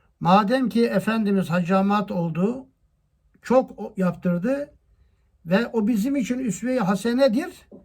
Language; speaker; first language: Turkish; native; Turkish